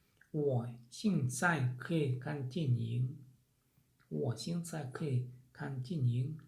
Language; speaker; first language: Chinese; non-native, learner; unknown